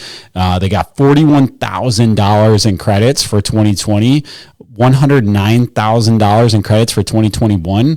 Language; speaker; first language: English; native; English